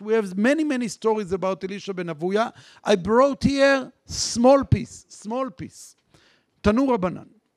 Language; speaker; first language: English; non-native, fluent; Hebrew